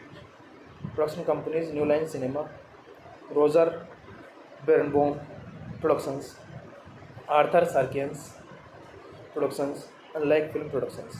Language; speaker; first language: English; non-native, learner; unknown